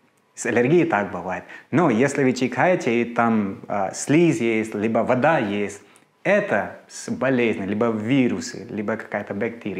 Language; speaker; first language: Russian; non-native, fluent; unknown